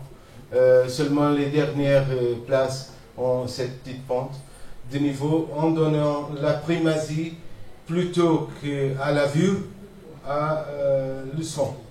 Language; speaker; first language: French; non-native, fluent; Portuguese